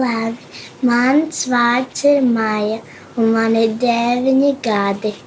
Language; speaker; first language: Latvian; early bilingual, heritage; Latvian